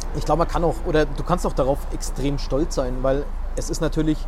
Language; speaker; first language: German; non-native, fluent; Spanish